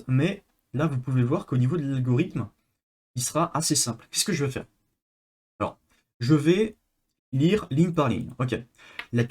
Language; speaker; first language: French; native; French